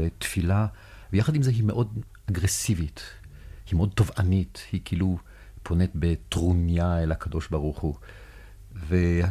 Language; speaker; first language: Hebrew; native; Hebrew